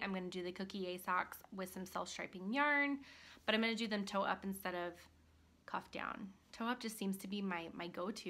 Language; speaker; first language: English; native; English